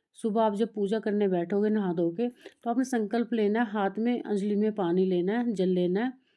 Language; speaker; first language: Hindi; native; Hindi